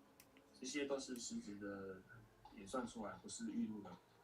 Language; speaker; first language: Chinese; native; Chinese